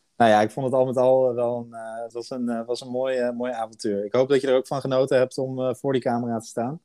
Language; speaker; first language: Dutch; native; Dutch